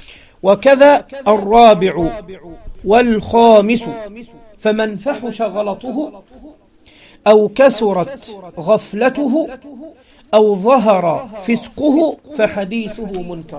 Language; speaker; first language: Arabic; native; Arabic